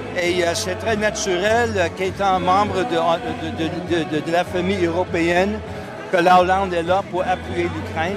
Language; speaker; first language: French; non-native, fluent; Dutch